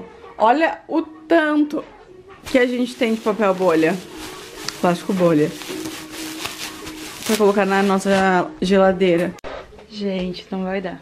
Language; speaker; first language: Portuguese; native; Portuguese